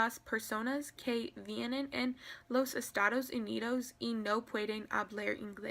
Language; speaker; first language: Spanish; non-native, learner; English